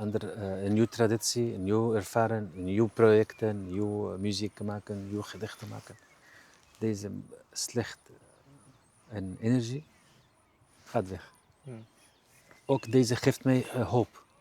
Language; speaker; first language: Dutch; non-native, learner; Arabic